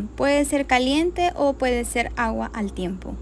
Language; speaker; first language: Spanish; native; Spanish